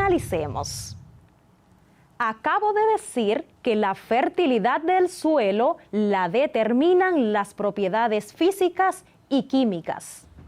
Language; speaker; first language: Spanish; native; Spanish